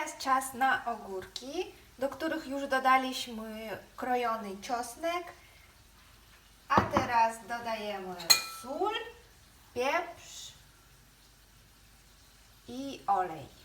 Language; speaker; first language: Polish; non-native, fluent; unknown